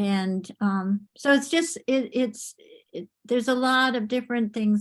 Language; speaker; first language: English; native; English